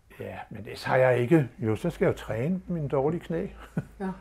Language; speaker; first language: Danish; native; Danish